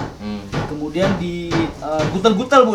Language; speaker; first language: Indonesian; native; Indonesian